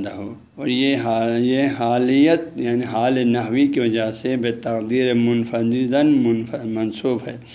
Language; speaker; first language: Urdu; non-native, local second language; Balti